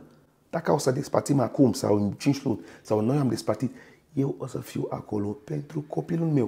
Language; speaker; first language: Romanian; non-native, fluent; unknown